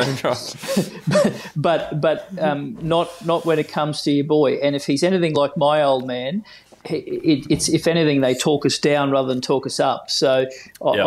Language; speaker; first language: English; native; English